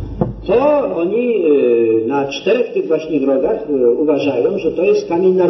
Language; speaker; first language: Polish; native; Polish